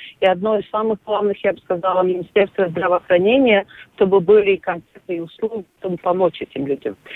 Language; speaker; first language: Russian; non-native, local second language; Latvian